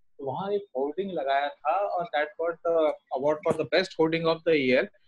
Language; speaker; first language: Hindi; native; Hindi